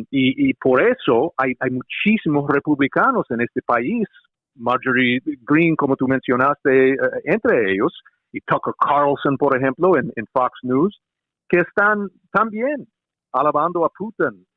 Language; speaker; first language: Spanish; non-native, fluent; English